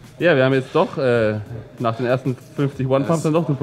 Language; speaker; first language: German; native; German